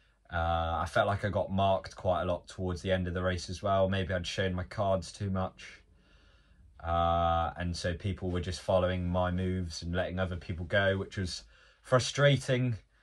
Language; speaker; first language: English; native; English